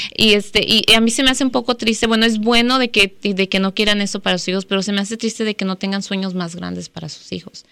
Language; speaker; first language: Spanish; early bilingual, heritage; Spanish